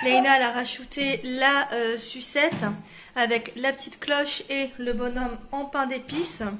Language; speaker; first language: French; native; French